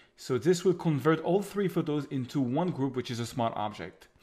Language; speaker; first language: English; non-native, fluent; French